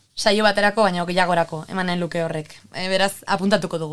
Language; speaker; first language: Basque; native; Basque